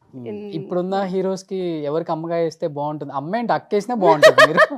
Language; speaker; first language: Telugu; native; Telugu